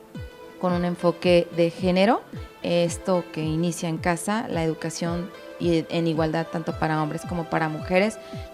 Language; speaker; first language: Spanish; native; Spanish